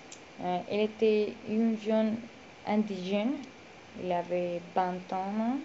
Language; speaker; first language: French; non-native, learner; Spanish